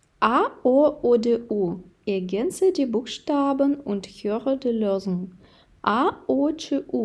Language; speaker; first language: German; non-native, fluent; Ukrainian